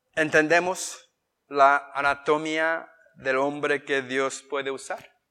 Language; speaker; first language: Spanish; non-native, fluent; Korean